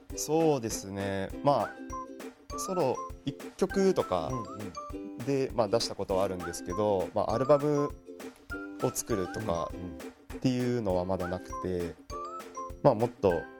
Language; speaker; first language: Japanese; native; Japanese